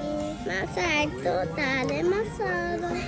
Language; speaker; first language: Spanish; early bilingual, other home language; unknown